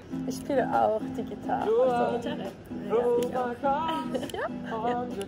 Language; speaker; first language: German; non-native, learner; French